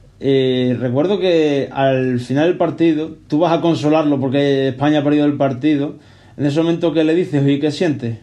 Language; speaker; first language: Spanish; native; Spanish